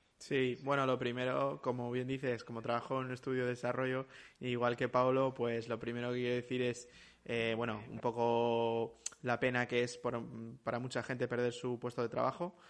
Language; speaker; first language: Spanish; native; Spanish